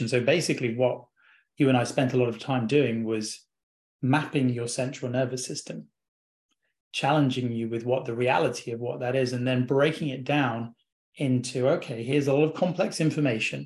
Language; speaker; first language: English; native; English